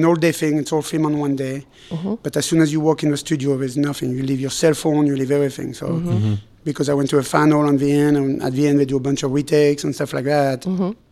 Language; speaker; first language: English; non-native, fluent; French